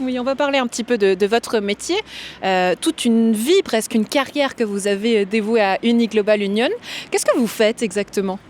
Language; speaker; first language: French; native; French